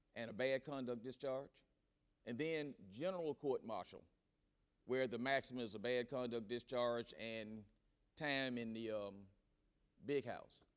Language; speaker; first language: English; native; English